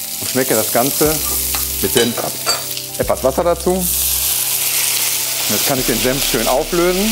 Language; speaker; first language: German; native; German